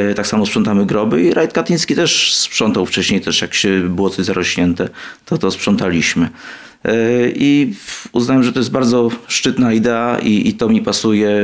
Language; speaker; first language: Polish; native; Polish